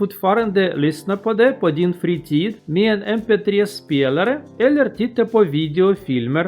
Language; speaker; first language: Swedish; non-native, learner; Russian